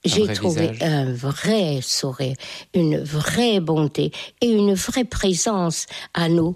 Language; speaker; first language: French; non-native, fluent; Hungarian